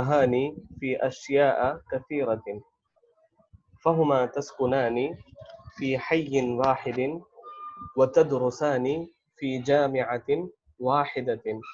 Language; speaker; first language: Arabic; non-native, fluent; Urdu